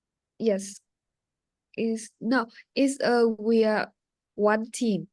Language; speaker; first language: English; non-native, learner; Vietnamese